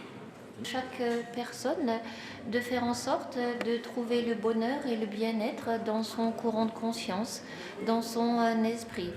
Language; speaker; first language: French; non-native, learner; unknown